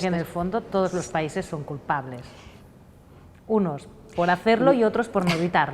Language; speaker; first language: Spanish; non-native, local second language; Catalan